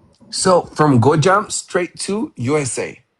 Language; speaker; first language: English; non-native, fluent; Amharic